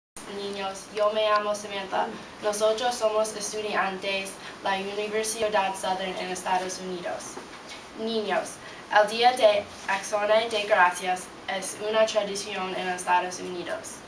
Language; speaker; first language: Spanish; non-native, learner; English